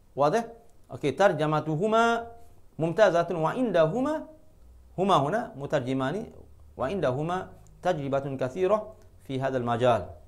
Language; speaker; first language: Arabic; non-native, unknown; Malay